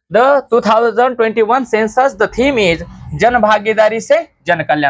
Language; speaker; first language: Hindi; non-native, local second language; Marathi